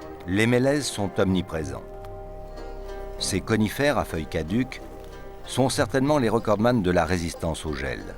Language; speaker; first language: French; native; French